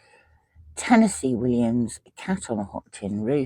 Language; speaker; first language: English; native; English